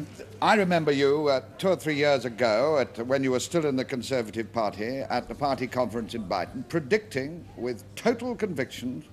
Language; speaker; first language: English; native; English